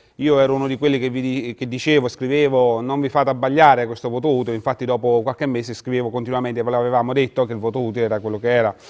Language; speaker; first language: Italian; native; Italian